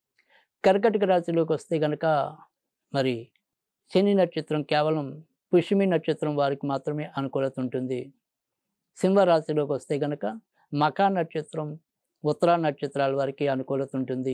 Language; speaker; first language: Telugu; native; Telugu